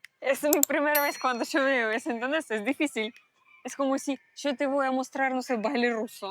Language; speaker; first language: Spanish; non-native, learner; Russian